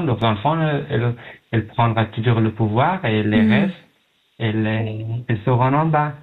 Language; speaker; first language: French; non-native, learner; Pashto